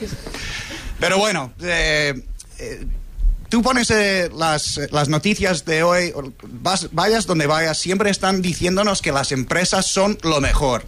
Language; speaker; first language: Spanish; non-native, fluent; English